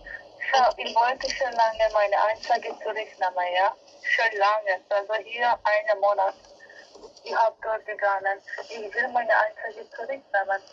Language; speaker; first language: German; non-native, learner; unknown